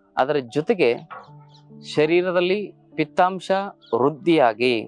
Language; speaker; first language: Kannada; native; Kannada